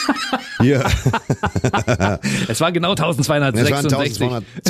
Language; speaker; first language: German; native; German